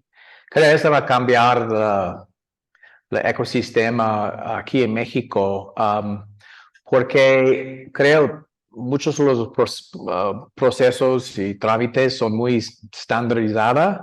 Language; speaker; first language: Spanish; non-native, learner; English